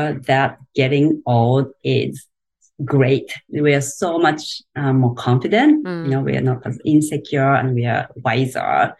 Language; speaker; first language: English; non-native, fluent; Japanese